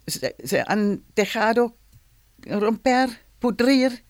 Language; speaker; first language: Spanish; non-native, learner; German